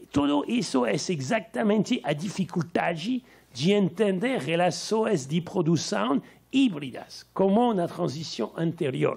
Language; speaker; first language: Portuguese; non-native, learner; French